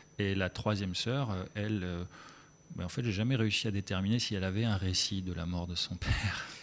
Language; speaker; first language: French; early bilingual, other home language; German